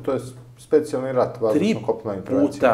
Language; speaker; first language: Serbian; native; Serbian